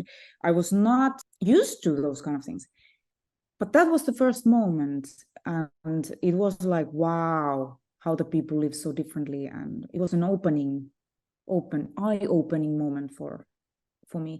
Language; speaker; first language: English; non-native, fluent; Finnish